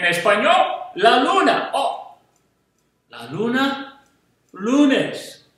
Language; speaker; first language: Spanish; non-native, fluent; English